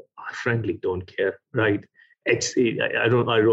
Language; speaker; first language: English; non-native, local second language; Urdu